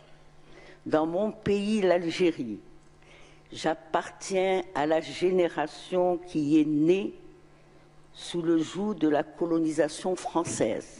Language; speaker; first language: French; non-native, local second language; Arabic